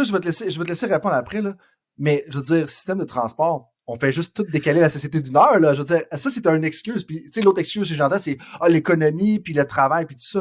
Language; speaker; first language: French; native; French